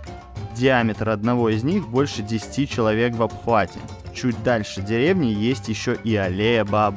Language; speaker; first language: Russian; native; Russian